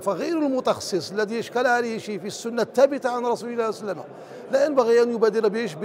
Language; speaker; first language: Arabic; native; Arabic